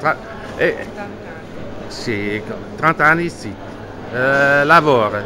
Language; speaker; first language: Italian; non-native, learner; Dutch